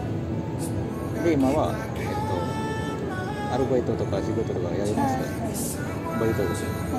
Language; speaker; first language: Japanese; non-native, fluent; Indonesian